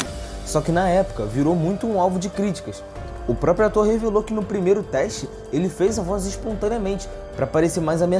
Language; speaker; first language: Portuguese; native; Portuguese